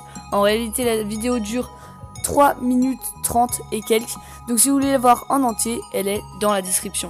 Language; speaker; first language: French; native; French